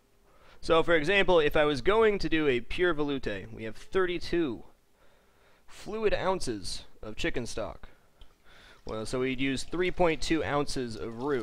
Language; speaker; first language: English; native; English